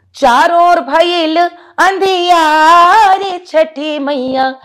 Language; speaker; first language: Hindi; native; Hindi